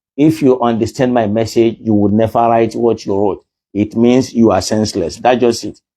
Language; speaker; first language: English; non-native, local second language; Yoruba